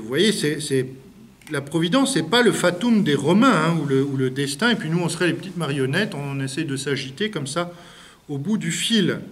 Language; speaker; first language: French; native; French